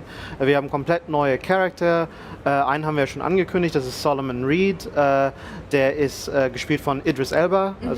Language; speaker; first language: German; native; German